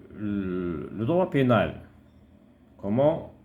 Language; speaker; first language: French; non-native, local second language; Arabic